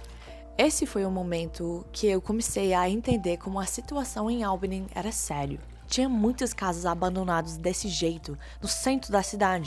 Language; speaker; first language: Portuguese; non-native, fluent; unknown